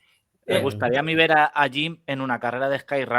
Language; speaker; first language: Spanish; native; Spanish